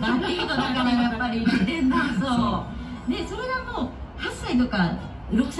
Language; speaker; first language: Japanese; native; Japanese